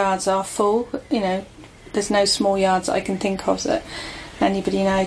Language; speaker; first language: English; native; English